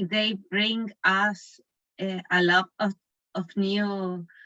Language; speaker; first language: English; non-native, learner; Spanish